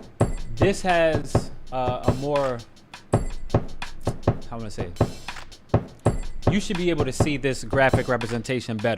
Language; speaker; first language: English; native; English